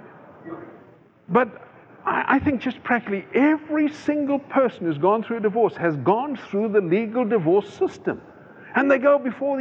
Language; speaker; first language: English; native; English